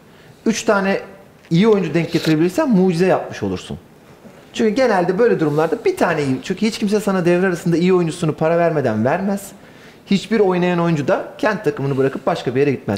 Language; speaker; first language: Turkish; native; Turkish